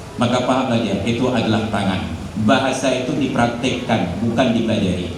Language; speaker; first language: Malay; non-native, local second language; Achinese